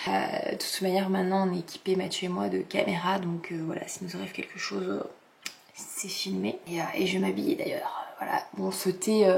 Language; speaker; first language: French; native; French